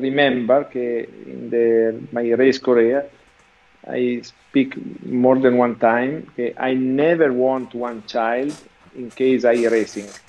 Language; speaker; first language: English; non-native, learner; Italian